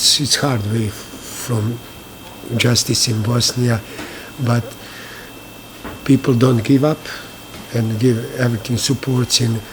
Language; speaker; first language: English; non-native, learner; Bosnian